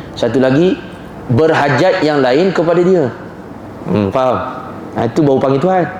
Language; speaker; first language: Malay; native; Malay